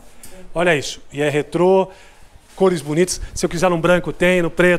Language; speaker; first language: Portuguese; native; Portuguese